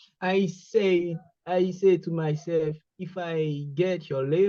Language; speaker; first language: English; non-native, learner; Haitian Creole